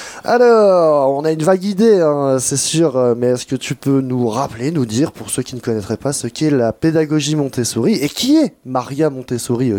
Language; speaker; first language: French; native; French